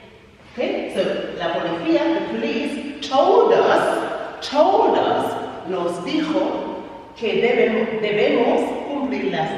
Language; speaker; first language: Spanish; non-native, fluent; English